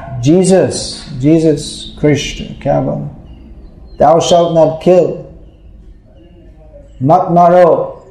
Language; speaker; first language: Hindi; non-native, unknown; English